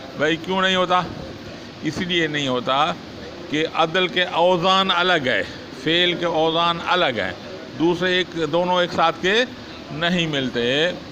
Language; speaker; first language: Urdu; non-native, local second language; Sindhi